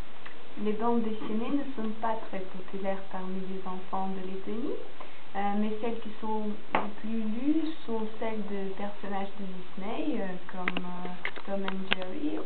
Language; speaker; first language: French; non-native, fluent; Latvian